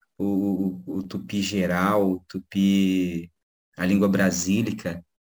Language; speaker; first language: Portuguese; native; Portuguese